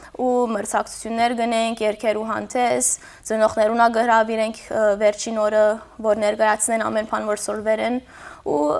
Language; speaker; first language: Armenian; early bilingual, heritage; Armenian